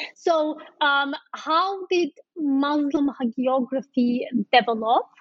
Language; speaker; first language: English; non-native, fluent; Turkish